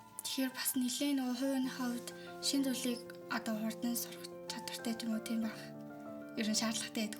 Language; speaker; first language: Mongolian; native; Mongolian